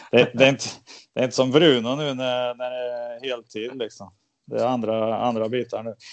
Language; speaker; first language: Swedish; native; Swedish